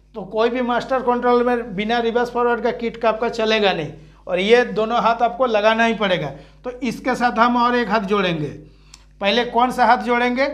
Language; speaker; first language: Hindi; native; Hindi